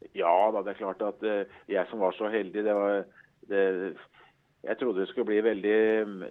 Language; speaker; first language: Norwegian; native; Norwegian